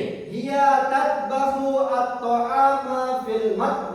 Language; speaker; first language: Arabic; non-native, fluent; Indonesian